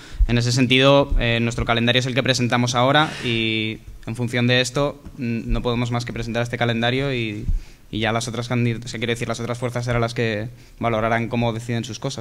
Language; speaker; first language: Spanish; native; Spanish